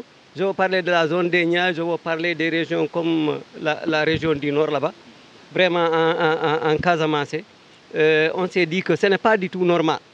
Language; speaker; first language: French; non-native, local second language; Fula